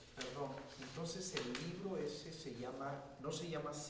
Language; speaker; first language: Spanish; native; Spanish